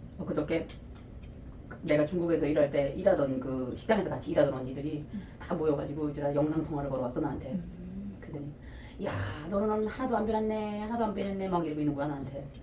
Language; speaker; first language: Korean; native; Korean